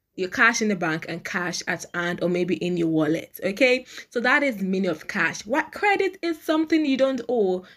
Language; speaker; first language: English; non-native, local second language; Yoruba